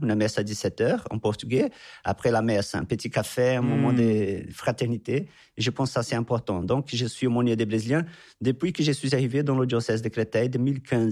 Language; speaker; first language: French; non-native, fluent; Portuguese